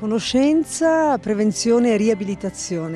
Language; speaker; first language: Italian; native; Italian